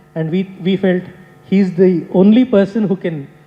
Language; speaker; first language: English; non-native, local second language; Kannada